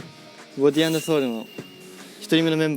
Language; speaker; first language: Japanese; native; Japanese